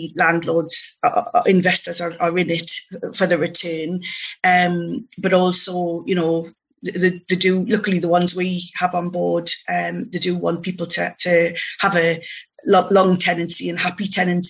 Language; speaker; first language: English; native; English